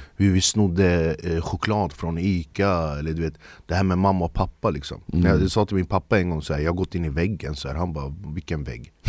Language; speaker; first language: Swedish; early bilingual, other home language; Kurdish